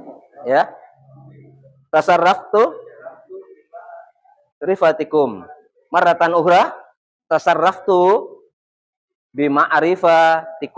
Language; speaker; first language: Arabic; non-native, fluent; Indonesian